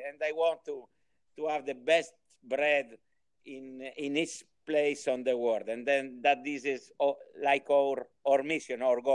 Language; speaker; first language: English; non-native, learner; Italian